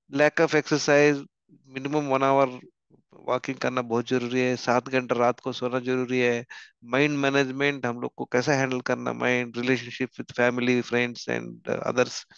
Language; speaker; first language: Hindi; non-native, local second language; Telugu